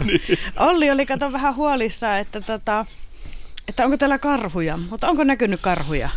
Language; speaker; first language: Finnish; native; Finnish